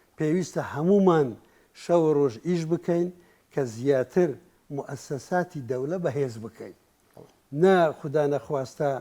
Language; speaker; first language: Central Kurdish; non-native, local second language; Kurdish